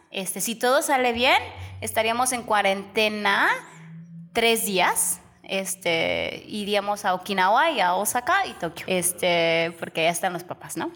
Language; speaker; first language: Spanish; native; Spanish